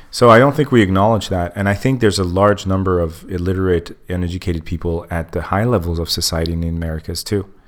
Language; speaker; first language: English; native; English